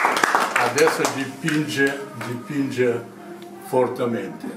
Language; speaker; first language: Italian; non-native, learner; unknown